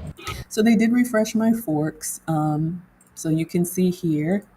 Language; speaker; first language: English; native; English